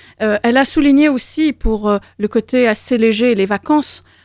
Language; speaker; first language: French; native; French